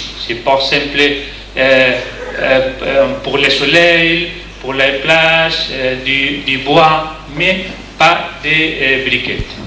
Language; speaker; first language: French; non-native, learner; Spanish